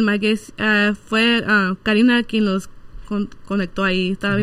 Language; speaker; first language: Spanish; early bilingual, heritage; Spanish